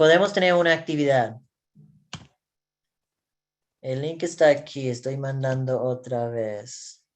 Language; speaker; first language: Spanish; non-native, learner; English